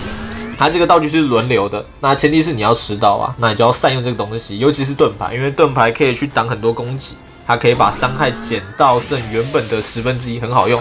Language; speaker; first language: Chinese; native; Chinese